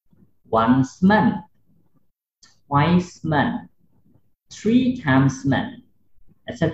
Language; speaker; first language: English; non-native, fluent; Vietnamese